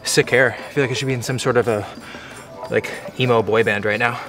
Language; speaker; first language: English; native; English